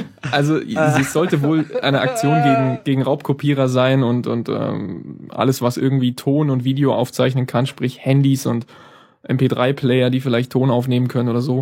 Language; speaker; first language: German; native; German